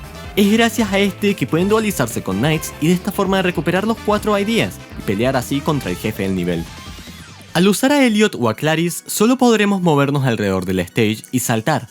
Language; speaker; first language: Spanish; native; Spanish